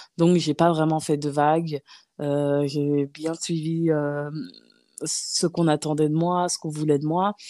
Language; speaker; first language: French; native; French